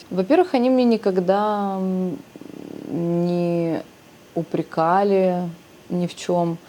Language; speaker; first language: Russian; native; Russian